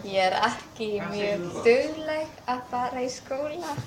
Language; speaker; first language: Icelandic; non-native, learner; Hungarian